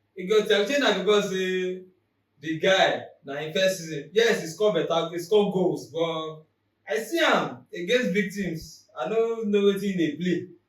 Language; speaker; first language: Nigerian Pidgin; native; Nigerian Pidgin